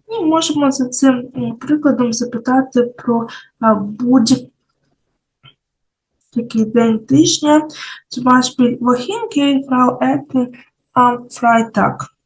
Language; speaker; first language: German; non-native, fluent; Ukrainian